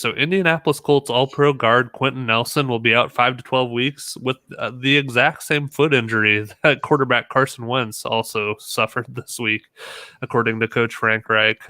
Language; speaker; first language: English; native; English